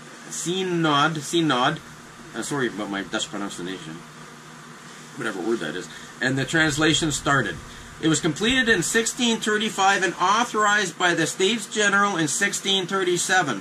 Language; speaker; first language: English; native; English